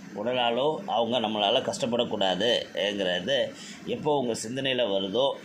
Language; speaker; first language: Tamil; native; Tamil